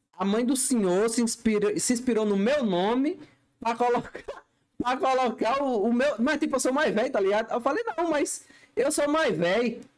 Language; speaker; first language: Portuguese; native; Portuguese